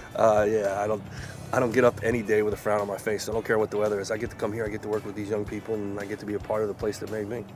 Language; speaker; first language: English; native; English